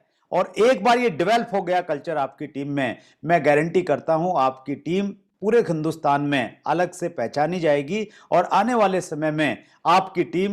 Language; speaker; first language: Hindi; native; Hindi